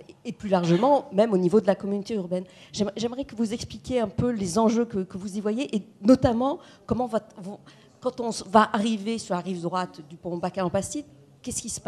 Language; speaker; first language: French; native; French